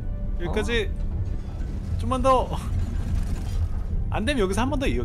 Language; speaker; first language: Korean; native; Korean